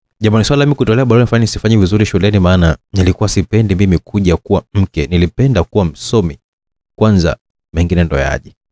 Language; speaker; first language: Swahili; native; Swahili